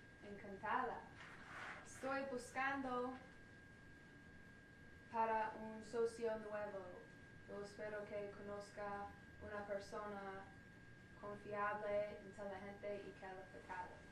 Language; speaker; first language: Spanish; non-native, learner; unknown